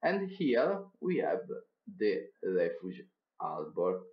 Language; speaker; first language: English; non-native, fluent; Italian